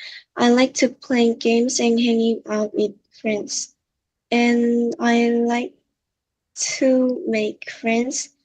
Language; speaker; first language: English; non-native, learner; Korean